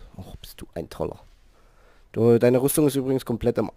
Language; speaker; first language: German; native; German